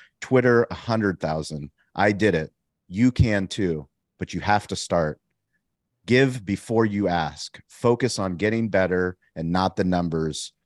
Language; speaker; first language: English; native; English